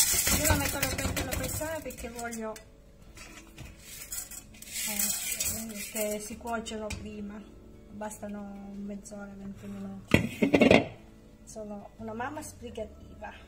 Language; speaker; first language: Italian; non-native, learner; Filipino